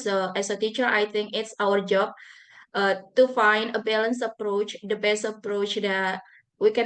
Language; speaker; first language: English; non-native, fluent; Buginese